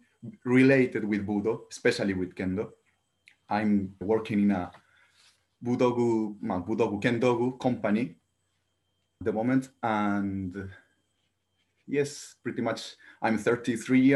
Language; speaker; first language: English; non-native, learner; Spanish